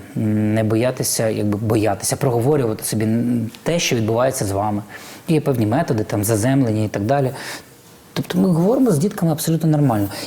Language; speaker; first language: Ukrainian; non-native, local second language; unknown